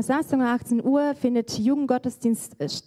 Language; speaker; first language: German; non-native, local second language; Russian